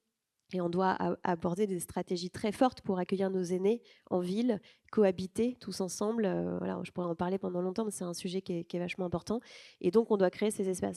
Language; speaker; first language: French; native; French